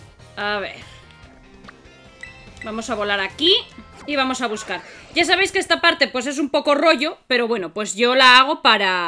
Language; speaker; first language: Spanish; native; Spanish